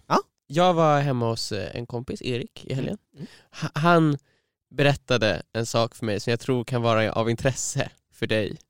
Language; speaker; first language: Swedish; native; Swedish